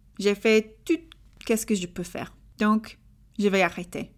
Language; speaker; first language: French; non-native, learner; English